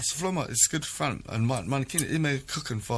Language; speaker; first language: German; non-native, learner; English